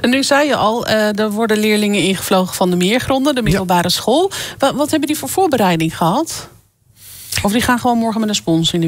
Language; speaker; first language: Dutch; native; Dutch